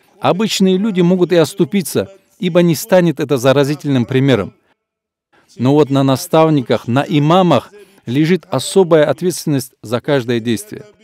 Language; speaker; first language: Russian; non-native, local second language; Avaric